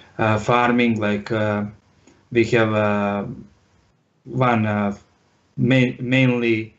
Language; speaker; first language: English; non-native, learner; Serbian